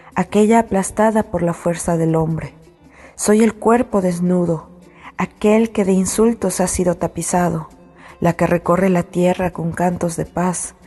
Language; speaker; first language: Spanish; native; Spanish